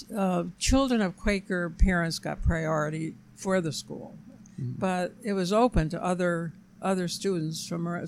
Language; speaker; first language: English; native; English